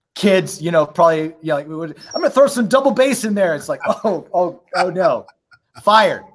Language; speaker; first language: English; native; English